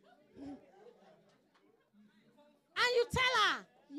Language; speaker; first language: English; non-native, local second language; Yoruba